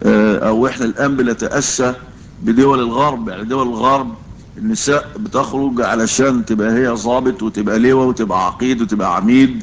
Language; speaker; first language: Arabic; native; Arabic